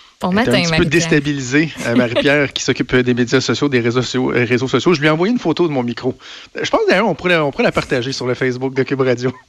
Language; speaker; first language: French; native; French